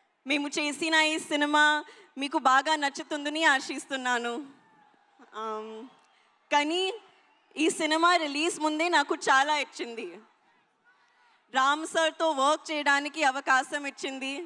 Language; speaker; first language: Telugu; non-native, learner; Hindi